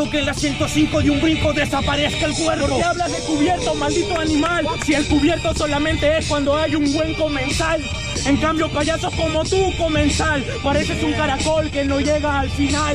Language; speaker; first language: Spanish; native; Spanish